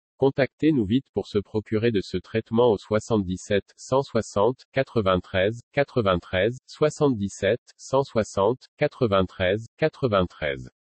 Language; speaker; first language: French; non-native, local second language; Wolof